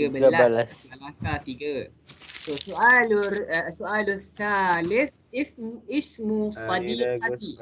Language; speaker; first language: Arabic; non-native, fluent; Malay